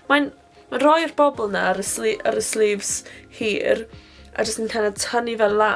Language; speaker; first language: Welsh; non-native, local second language; English